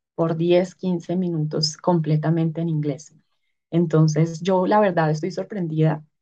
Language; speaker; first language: Spanish; native; Spanish